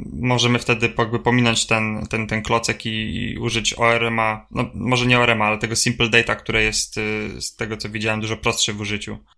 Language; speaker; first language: Polish; native; Polish